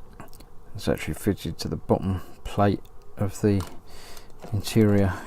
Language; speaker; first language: English; native; English